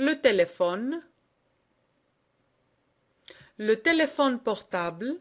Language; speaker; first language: French; non-native, fluent; Greek